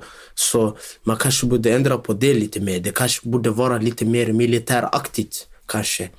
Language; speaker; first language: Swedish; non-native, local second language; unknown